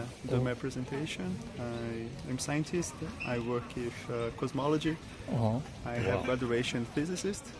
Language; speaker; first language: English; non-native, learner; Portuguese